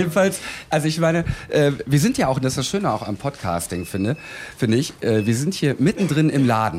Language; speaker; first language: German; native; German